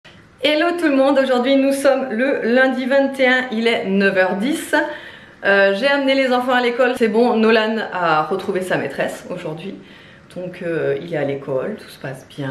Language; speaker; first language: French; native; French